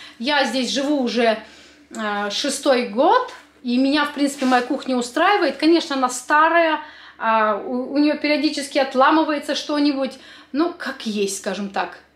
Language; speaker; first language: Russian; native; Russian